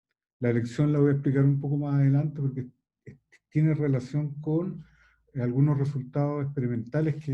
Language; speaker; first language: Spanish; native; Spanish